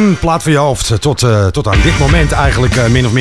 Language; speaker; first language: Dutch; native; Dutch